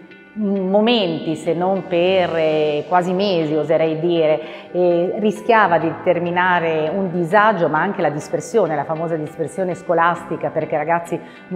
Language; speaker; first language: Italian; native; Italian